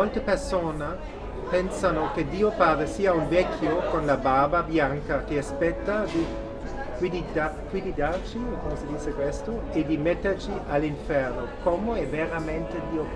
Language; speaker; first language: Italian; non-native, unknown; German